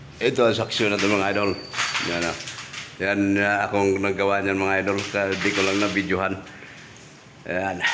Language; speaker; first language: Filipino; non-native, local second language; Hiligaynon